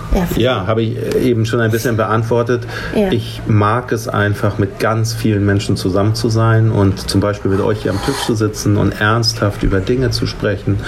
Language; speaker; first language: German; native; German